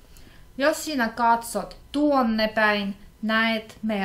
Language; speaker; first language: Finnish; non-native, fluent; Russian